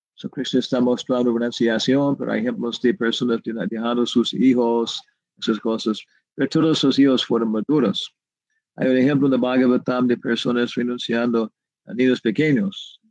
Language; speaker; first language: Spanish; non-native, learner; English